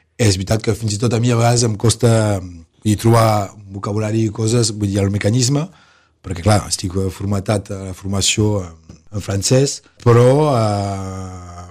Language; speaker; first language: Catalan; non-native, local second language; French